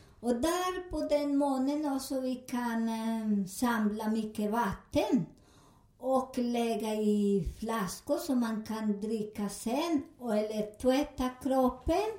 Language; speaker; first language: Swedish; non-native, learner; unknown